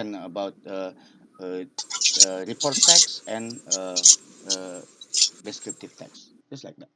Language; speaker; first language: English; non-native, learner; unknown